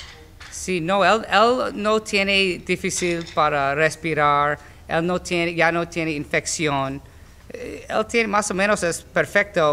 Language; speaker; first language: Spanish; non-native, learner; English